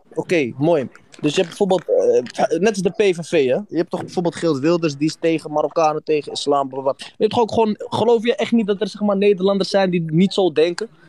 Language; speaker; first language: Dutch; early bilingual, other home language; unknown